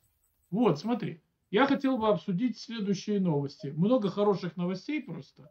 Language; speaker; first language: Russian; native; Russian